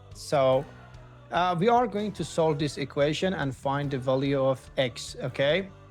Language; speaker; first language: English; non-native, fluent; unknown